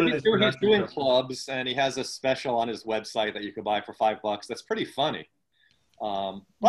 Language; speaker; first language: English; native; English